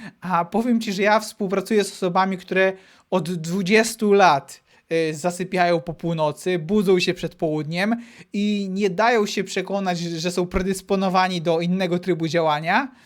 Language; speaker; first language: Polish; native; Polish